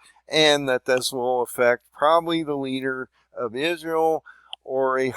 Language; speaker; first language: English; native; English